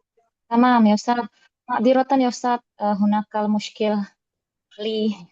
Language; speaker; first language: Arabic; non-native, learner; Indonesian